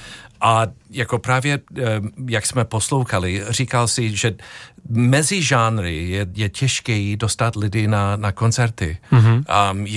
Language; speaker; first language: Czech; non-native, learner; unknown